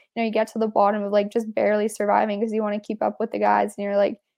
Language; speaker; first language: English; native; English